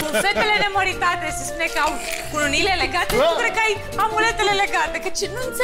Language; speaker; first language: Romanian; native; Romanian